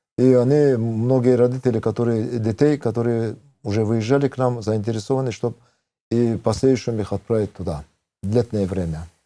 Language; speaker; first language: Russian; non-native, local second language; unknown